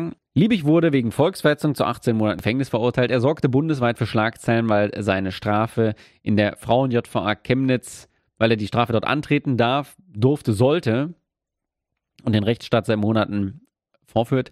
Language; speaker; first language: German; native; German